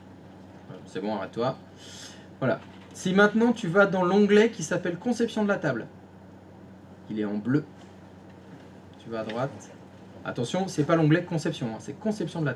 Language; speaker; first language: French; native; French